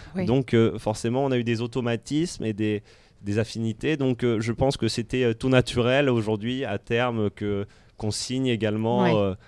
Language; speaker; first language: French; native; French